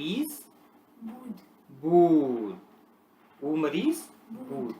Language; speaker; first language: Persian; non-native, fluent; Urdu